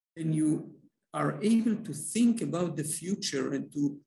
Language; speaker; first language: English; non-native, fluent; Hebrew